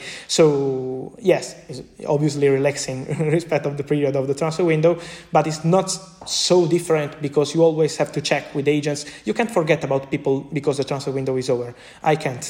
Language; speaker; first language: English; non-native, fluent; Italian